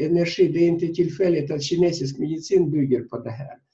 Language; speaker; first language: Swedish; non-native, fluent; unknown